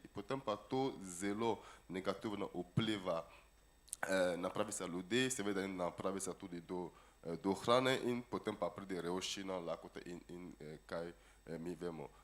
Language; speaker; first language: Slovenian; non-native, fluent; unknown